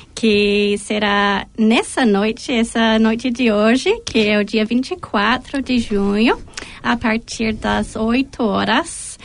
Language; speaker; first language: Portuguese; non-native, fluent; English